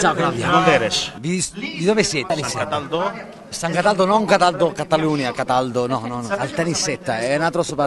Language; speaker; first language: Italian; native; Italian